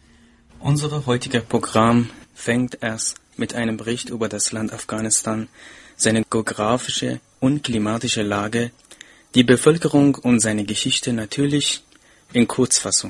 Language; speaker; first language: German; non-native, fluent; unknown